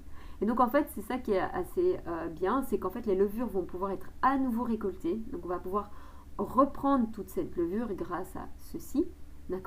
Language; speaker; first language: French; native; French